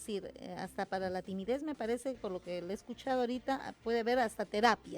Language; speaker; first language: Spanish; native; Spanish